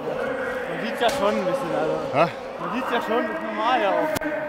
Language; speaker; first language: German; native; German